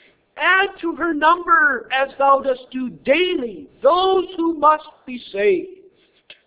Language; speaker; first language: English; native; English